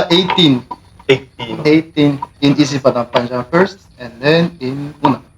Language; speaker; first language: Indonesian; non-native, learner; Malagasy